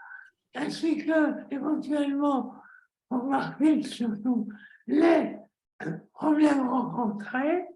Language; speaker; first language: French; non-native, fluent; Greek